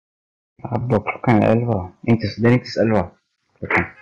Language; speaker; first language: Swedish; early bilingual, other home language; Turkish